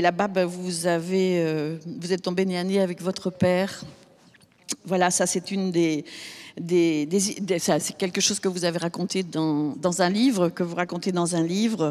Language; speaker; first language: French; native; French